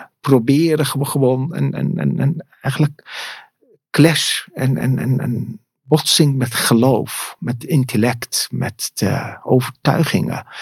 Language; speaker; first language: Dutch; non-native, fluent; Persian